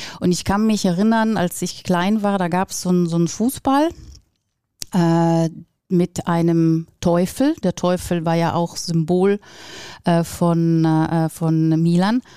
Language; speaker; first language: German; non-native, fluent; Italian